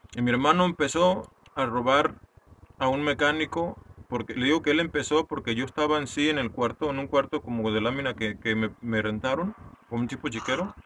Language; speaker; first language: Spanish; native; Spanish